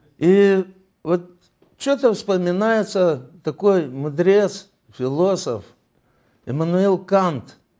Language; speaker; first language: Russian; native; Russian